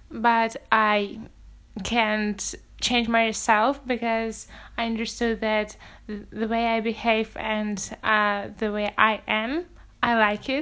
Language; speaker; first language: English; non-native, fluent; Russian